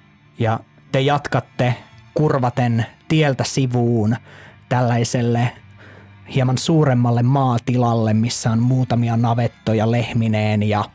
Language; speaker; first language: Finnish; native; Finnish